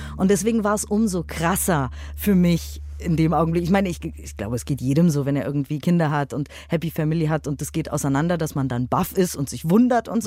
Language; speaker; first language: German; native; German